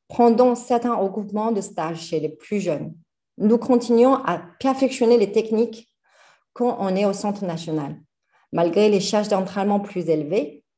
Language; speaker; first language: French; non-native, fluent; Chinese